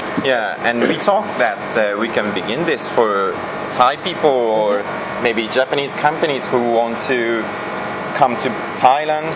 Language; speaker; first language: English; non-native, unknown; Japanese